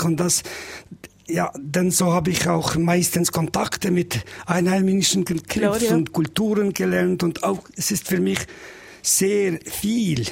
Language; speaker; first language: German; non-native, learner; Albanian